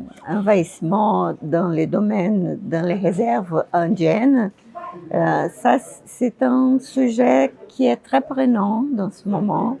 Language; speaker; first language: French; non-native, fluent; Portuguese